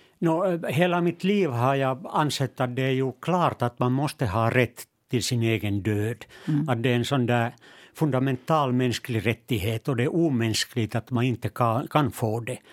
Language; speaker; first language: Swedish; non-native, local second language; Finnish